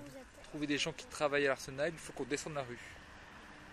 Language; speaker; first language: French; native; French